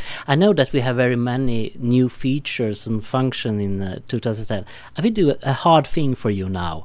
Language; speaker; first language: English; non-native, fluent; Swedish